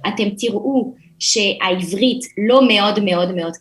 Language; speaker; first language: Hebrew; non-native, fluent; French